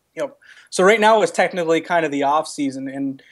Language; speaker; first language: English; native; English